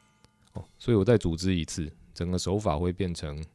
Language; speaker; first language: Chinese; native; Chinese